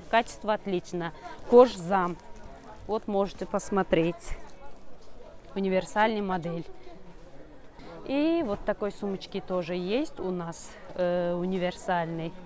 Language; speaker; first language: Russian; non-native, learner; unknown